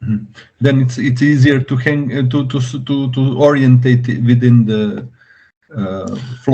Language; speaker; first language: English; non-native, learner; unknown